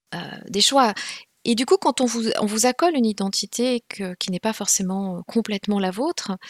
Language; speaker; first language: French; non-native, local second language; Kinyarwanda